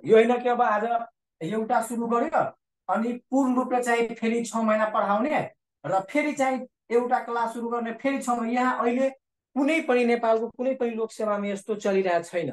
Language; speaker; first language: Nepali; non-native, local second language; Maithili